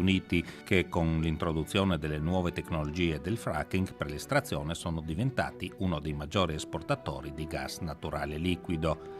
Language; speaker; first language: Italian; native; Italian